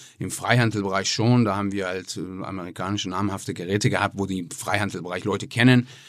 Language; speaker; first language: German; non-native, fluent; Persian